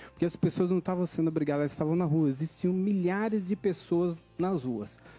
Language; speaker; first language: Portuguese; native; Portuguese